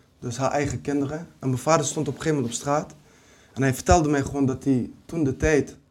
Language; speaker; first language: Dutch; early bilingual, other home language; Kurdish